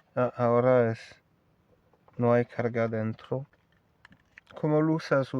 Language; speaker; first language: Spanish; non-native, learner; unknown